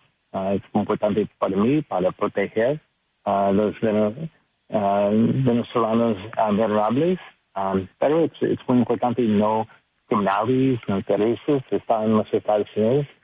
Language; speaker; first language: Spanish; non-native, learner; English